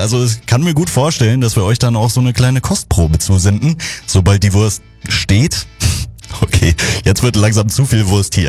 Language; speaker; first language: German; native; German